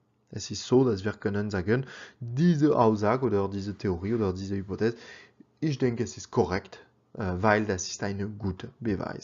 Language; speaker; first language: German; non-native, learner; French